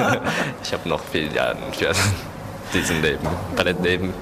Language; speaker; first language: German; non-native, learner; Japanese